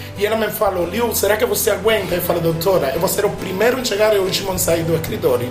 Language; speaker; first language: Portuguese; non-native, fluent; Spanish